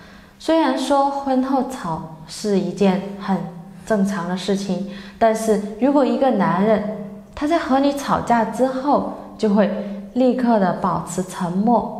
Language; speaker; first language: Chinese; native; Chinese